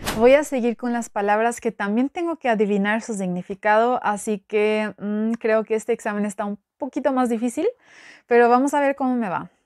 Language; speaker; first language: Spanish; non-native, fluent; Albanian